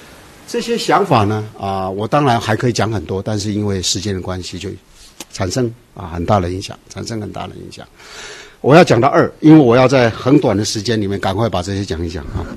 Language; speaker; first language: Chinese; native; Chinese